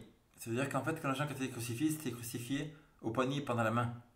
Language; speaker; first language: French; native; French